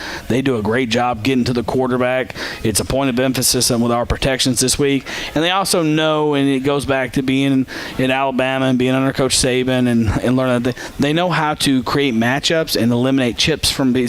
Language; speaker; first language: English; native; English